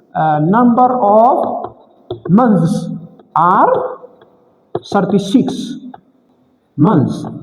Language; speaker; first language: English; non-native, local second language; Amharic